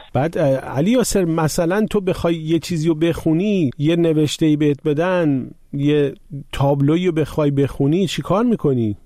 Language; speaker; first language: Persian; native; Persian